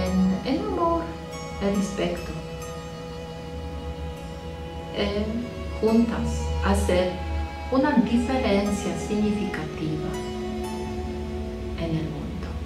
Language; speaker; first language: Spanish; non-native, learner; Polish